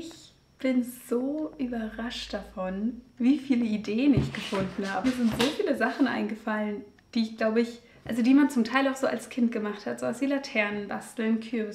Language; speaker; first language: German; native; German